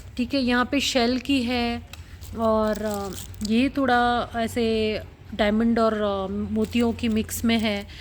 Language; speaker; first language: Hindi; non-native, local second language; Marathi